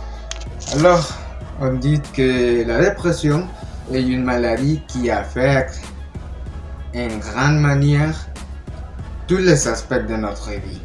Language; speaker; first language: French; non-native, learner; Spanish